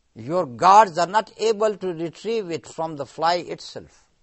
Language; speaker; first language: English; non-native, local second language; Urdu